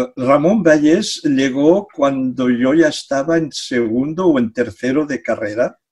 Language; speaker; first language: Spanish; non-native, local second language; Catalan